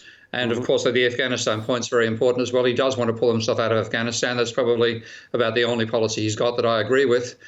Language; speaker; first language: English; native; English